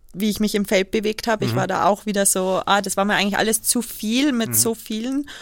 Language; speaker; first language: German; native; German